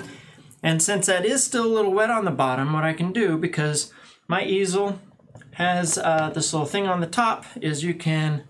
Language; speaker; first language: English; native; English